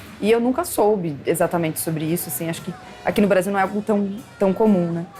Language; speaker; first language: Portuguese; native; Portuguese